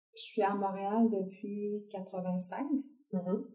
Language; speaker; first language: French; native; French